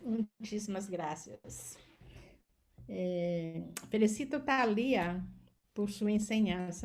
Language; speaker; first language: Portuguese; non-native, learner; Spanish